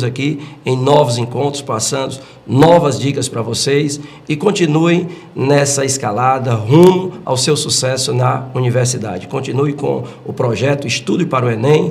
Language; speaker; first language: Portuguese; native; Portuguese